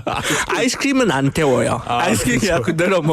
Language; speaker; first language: Korean; non-native, fluent; Spanish